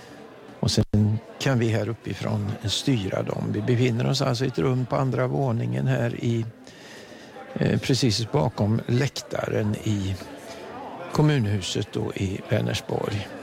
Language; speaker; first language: Swedish; native; Swedish